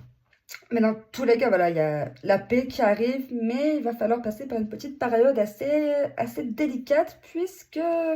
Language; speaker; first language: French; native; French